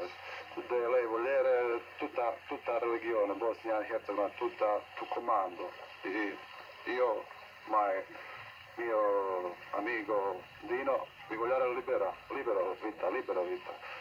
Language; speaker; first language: Italian; non-native, learner; Bosnian